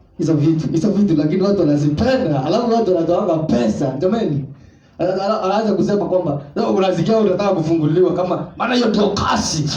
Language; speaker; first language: Swahili; non-native, local second language; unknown